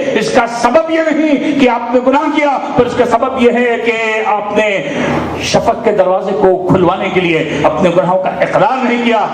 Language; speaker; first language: Urdu; native; Urdu